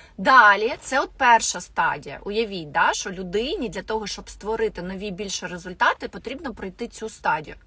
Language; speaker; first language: Ukrainian; non-native, local second language; Russian